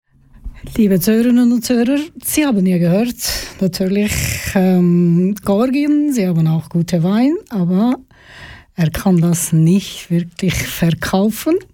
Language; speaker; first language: German; non-native, learner; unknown